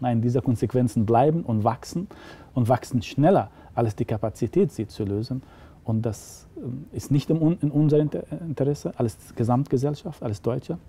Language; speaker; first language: German; non-native, fluent; Arabic